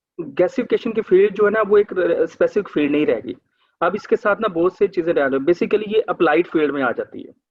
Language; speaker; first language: Urdu; non-native, local second language; Punjabi